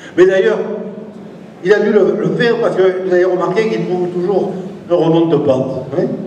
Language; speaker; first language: French; native; French